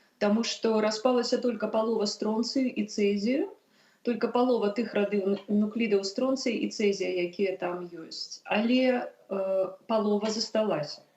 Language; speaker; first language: Belarusian; non-native, local second language; Russian